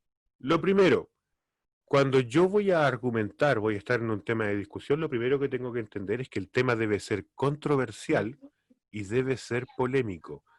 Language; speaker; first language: Spanish; native; Spanish